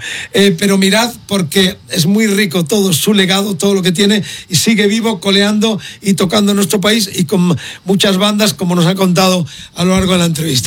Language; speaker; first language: Spanish; native; Spanish